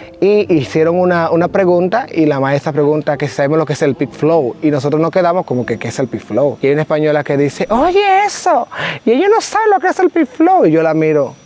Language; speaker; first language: Spanish; native; Spanish